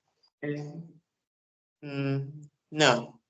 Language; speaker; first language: English; non-native, learner; Turkish